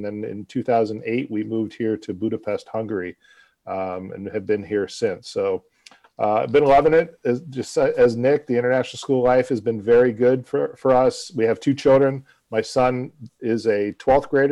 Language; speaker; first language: English; native; English